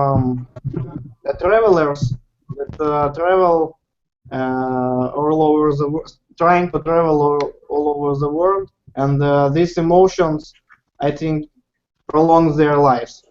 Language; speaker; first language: English; non-native, learner; Russian